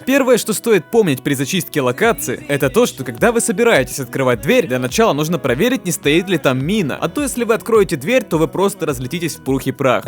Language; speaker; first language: Russian; native; Russian